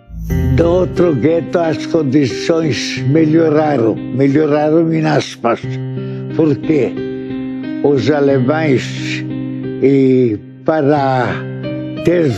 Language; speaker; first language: Portuguese; non-native, fluent; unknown